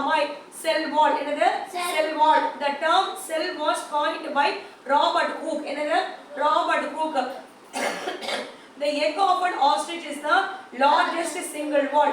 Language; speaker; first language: English; non-native, local second language; Tamil